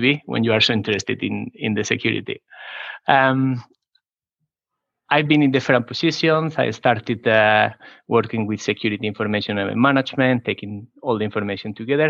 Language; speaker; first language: English; non-native, fluent; Spanish